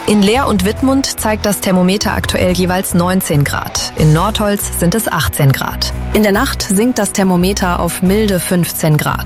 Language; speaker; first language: German; native; German